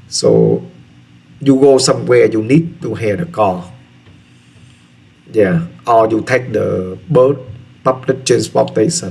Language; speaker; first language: English; non-native, learner; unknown